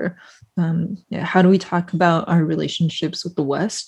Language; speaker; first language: English; native; English